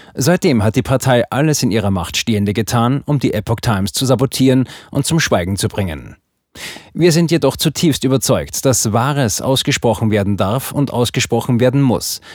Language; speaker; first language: German; non-native, fluent; Chinese